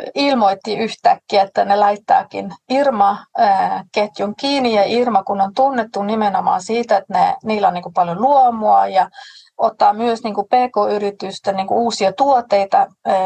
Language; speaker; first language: Finnish; non-native, fluent; Danish